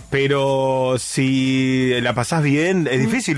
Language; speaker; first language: Spanish; native; Spanish